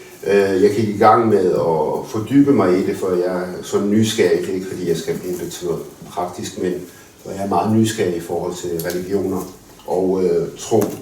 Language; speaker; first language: Danish; early bilingual, other home language; Arabic